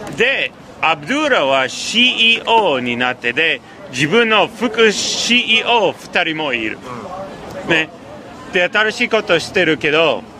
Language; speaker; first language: Japanese; non-native, fluent; Persian